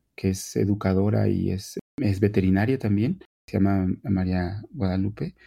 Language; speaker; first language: Spanish; native; Spanish